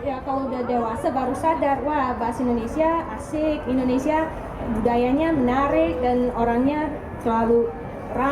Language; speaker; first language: Indonesian; non-native, fluent; English